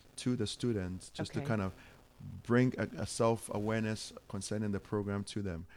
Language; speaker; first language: English; non-native, local second language; Akan